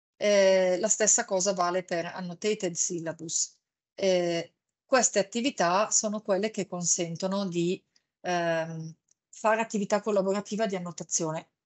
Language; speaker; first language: Italian; native; Italian